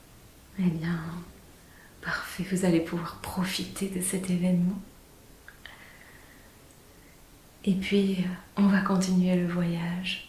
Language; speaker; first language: French; native; French